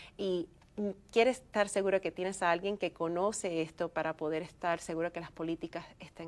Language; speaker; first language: Spanish; early bilingual, heritage; Spanish